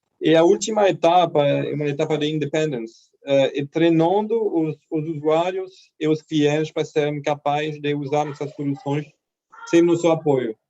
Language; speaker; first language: Portuguese; non-native, fluent; French